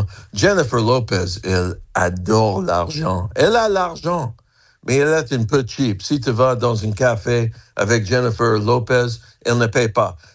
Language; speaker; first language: French; non-native, fluent; English